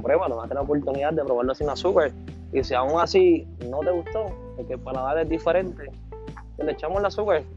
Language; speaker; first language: Spanish; native; Spanish